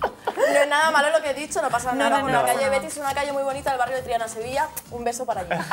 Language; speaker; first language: Spanish; native; Spanish